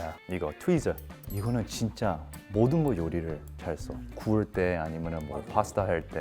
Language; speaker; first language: Korean; early bilingual, heritage; English